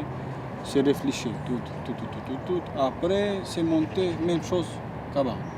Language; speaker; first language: French; non-native, learner; Romanian